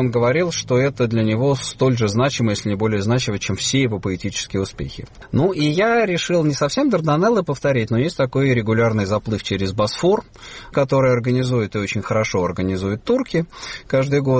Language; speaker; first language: Russian; native; Russian